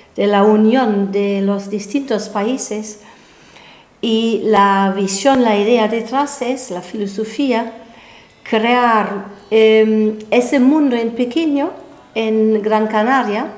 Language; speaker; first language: Spanish; non-native, fluent; German